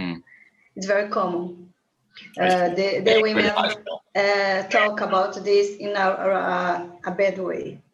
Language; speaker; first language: English; non-native, learner; Portuguese